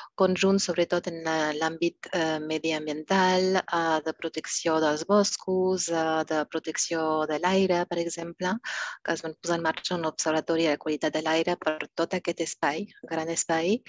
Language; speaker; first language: Catalan; non-native, learner; French